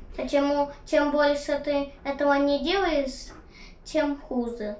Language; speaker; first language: Russian; early bilingual, heritage; Russian